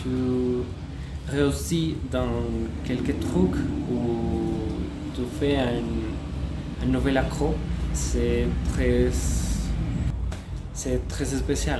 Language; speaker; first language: French; non-native, fluent; Spanish